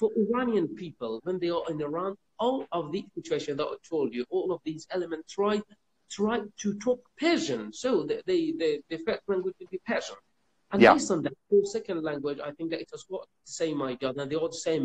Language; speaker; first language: English; non-native, fluent; Persian